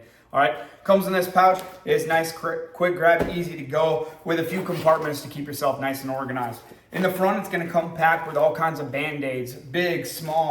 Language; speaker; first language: English; native; English